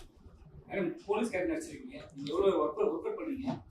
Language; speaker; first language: Tamil; native; Tamil